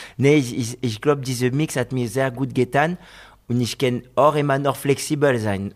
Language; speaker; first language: German; non-native, fluent; French